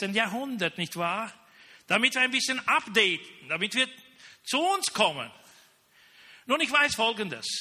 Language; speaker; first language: German; non-native, fluent; Romanian